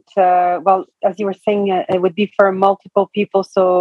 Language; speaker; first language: English; non-native, fluent; French